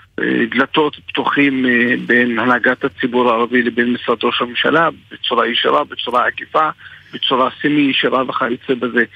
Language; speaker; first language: Hebrew; non-native, local second language; Arabic